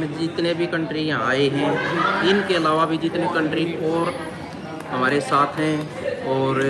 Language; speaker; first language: Hindi; native; Hindi